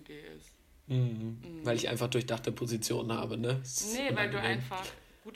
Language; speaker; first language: German; native; German